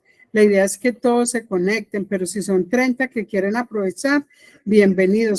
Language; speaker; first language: Spanish; native; Spanish